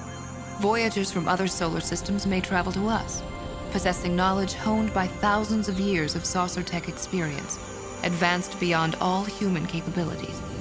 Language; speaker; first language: English; native; English